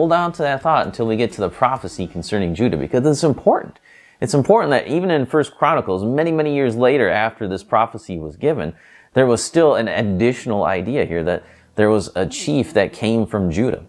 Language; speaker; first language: English; native; English